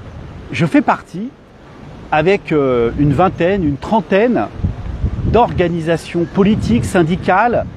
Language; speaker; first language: French; native; French